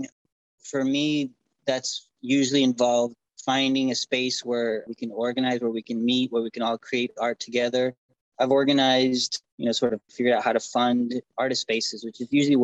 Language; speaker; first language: English; native; English